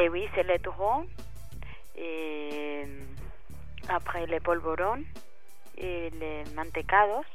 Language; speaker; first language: French; non-native, fluent; Spanish